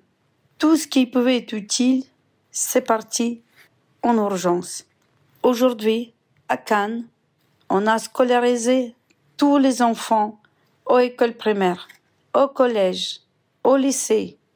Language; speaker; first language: French; non-native, fluent; Ukrainian